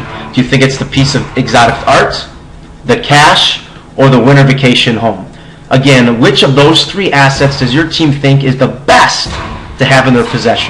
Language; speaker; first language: English; native; English